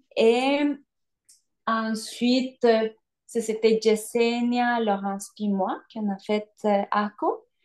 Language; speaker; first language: French; non-native, fluent; Spanish